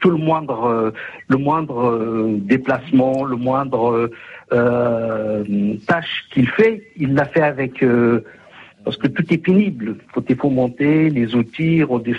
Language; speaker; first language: French; non-native, local second language; Kabyle